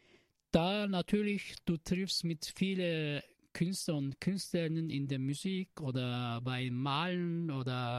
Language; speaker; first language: German; non-native, learner; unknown